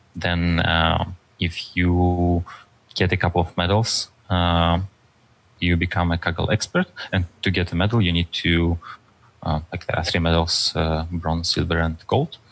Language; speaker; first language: English; non-native, fluent; Russian